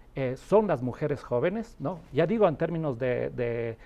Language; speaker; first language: Spanish; native; Spanish